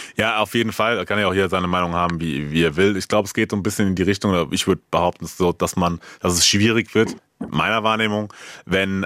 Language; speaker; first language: German; native; German